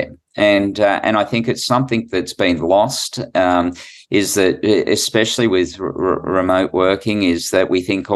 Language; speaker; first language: English; native; English